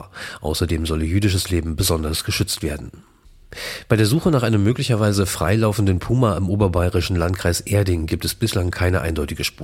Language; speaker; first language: German; native; German